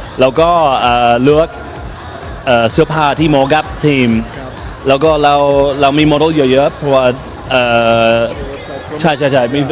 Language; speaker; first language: Thai; non-native, learner; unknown